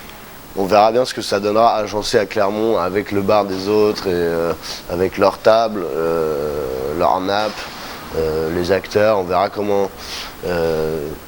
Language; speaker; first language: French; native; French